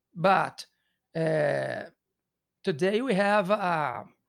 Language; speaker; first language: English; non-native, learner; Portuguese